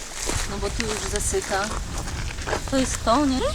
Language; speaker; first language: Polish; native; Polish